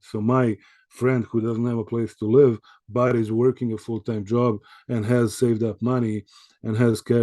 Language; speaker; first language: English; early bilingual, other home language; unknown